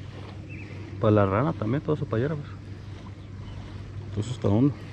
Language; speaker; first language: Spanish; native; Spanish